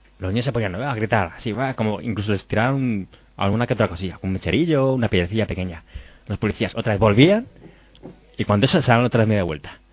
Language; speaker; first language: Spanish; native; Spanish